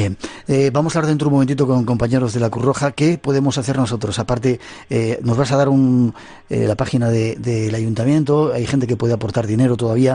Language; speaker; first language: Spanish; native; Spanish